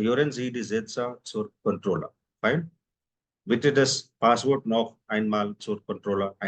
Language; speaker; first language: German; non-native, fluent; Hindi